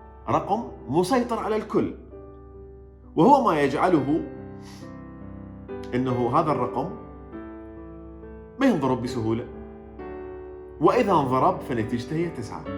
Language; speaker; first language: Arabic; native; Arabic